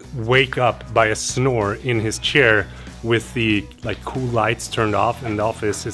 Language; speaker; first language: English; non-native, fluent; Swedish